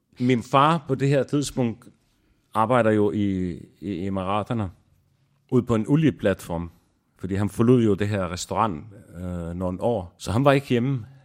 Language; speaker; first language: Danish; non-native, fluent; Arabic